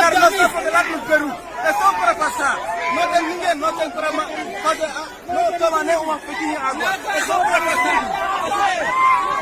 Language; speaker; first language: Portuguese; non-native, learner; Haitian Creole